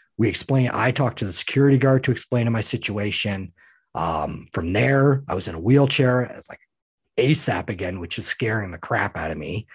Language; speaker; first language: English; native; English